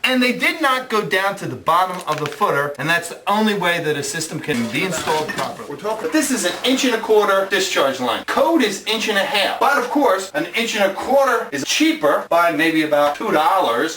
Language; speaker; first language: English; native; English